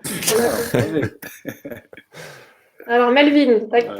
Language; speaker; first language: French; native; French